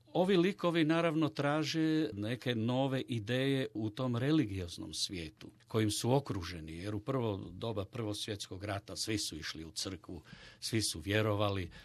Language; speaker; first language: Croatian; native; Croatian